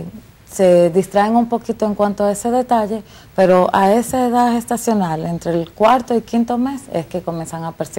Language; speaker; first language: Spanish; native; Spanish